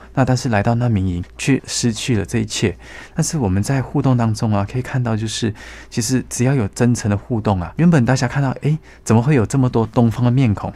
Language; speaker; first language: Chinese; native; Chinese